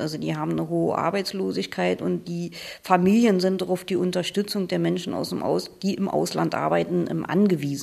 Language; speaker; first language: German; native; German